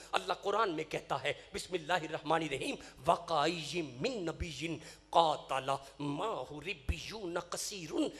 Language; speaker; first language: Urdu; non-native, local second language; Punjabi